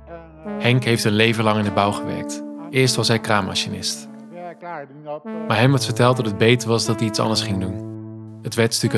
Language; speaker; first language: Dutch; native; Dutch